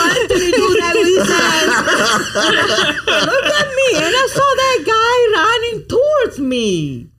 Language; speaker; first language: English; non-native, fluent; Italian